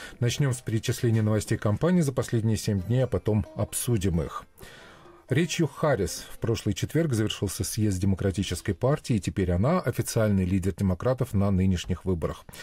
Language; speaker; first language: Russian; native; Russian